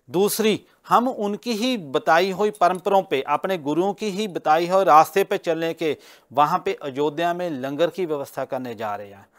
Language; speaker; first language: Hindi; non-native, local second language; Punjabi